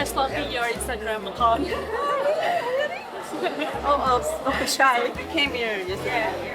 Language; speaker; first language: English; non-native, fluent; Spanish